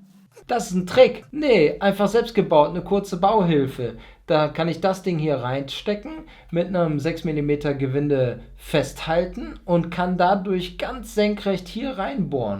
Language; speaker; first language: German; native; German